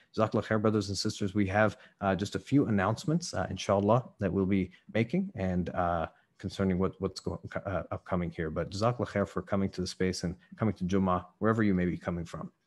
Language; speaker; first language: English; native; English